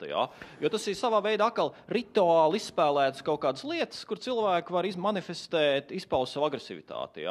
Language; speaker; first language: Latvian; native; Latvian